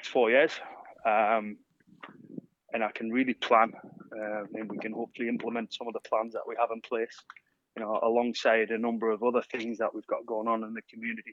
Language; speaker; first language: English; native; English